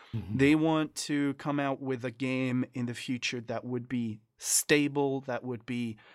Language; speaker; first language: English; non-native, fluent; French